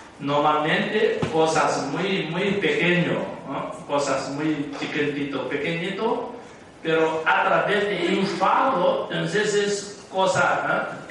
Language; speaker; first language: Spanish; non-native, learner; Tibetan